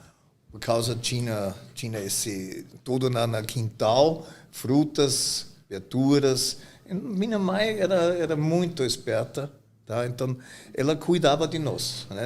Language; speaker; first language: Portuguese; non-native, fluent; German